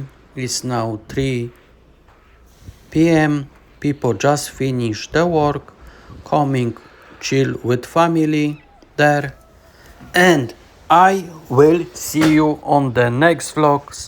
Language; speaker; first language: English; non-native, learner; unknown